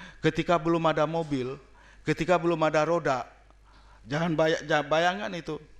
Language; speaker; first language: Indonesian; non-native, local second language; Minangkabau